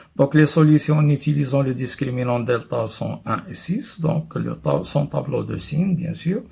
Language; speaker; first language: French; non-native, local second language; Arabic